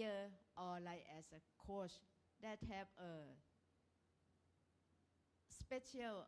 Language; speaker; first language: English; non-native, learner; Thai